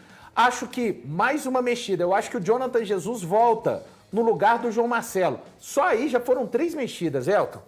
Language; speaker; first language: Portuguese; native; Portuguese